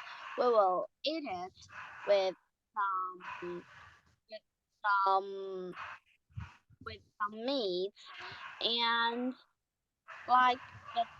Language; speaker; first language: English; non-native, learner; Chinese